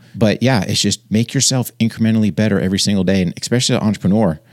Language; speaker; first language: English; native; English